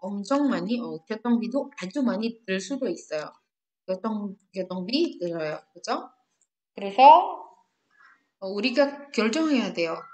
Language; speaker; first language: Korean; non-native, fluent; Indonesian